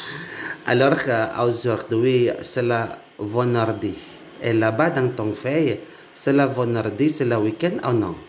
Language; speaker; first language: French; non-native, learner; Indonesian